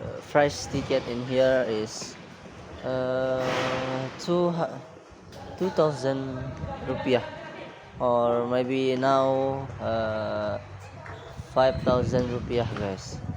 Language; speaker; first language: English; non-native, learner; Indonesian